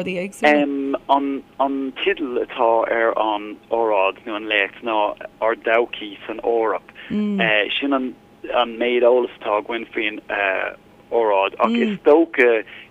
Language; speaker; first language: Irish; non-native, learner; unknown